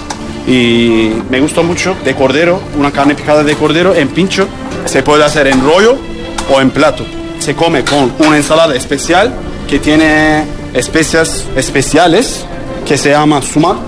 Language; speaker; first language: Spanish; non-native, learner; Turkish